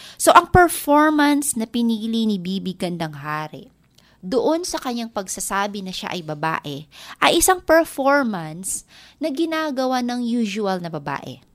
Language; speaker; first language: Filipino; non-native, local second language; Waray